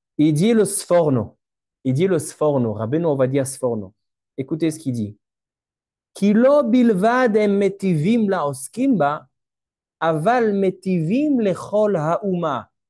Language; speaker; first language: French; native; French